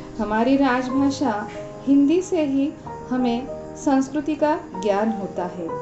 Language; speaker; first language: Hindi; non-native, local second language; Marathi